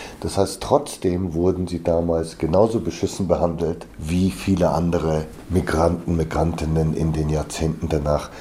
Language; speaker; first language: German; early bilingual, other home language; Bulgarian